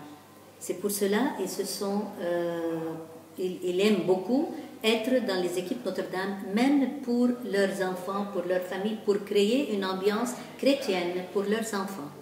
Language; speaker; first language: French; non-native, local second language; Arabic